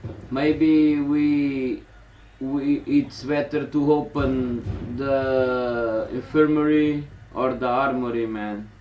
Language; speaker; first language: English; non-native, fluent; Portuguese